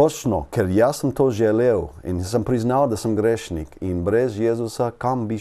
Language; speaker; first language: Slovenian; non-native, learner; English